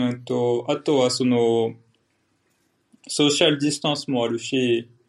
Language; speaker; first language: Japanese; non-native, fluent; French